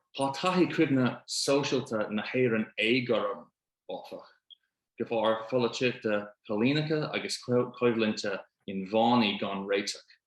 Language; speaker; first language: Irish; non-native, local second language; English